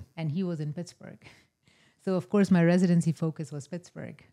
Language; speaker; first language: English; non-native, local second language; Hindi